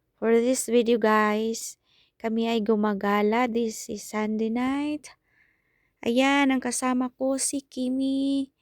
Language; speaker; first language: Filipino; non-native, local second language; Cebuano